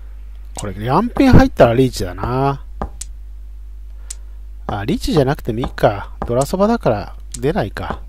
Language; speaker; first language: Japanese; native; Japanese